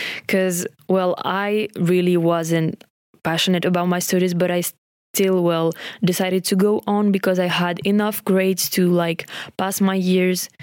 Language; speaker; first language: English; non-native, fluent; French